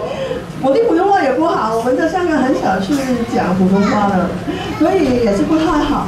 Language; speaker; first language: Chinese; non-native, local second language; Cantonese